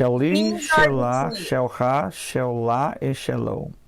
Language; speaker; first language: Hebrew; non-native, learner; Portuguese